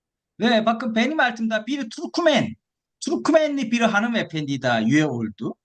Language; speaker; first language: Turkish; non-native, fluent; Korean